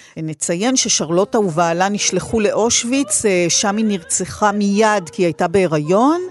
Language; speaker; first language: Hebrew; native; Hebrew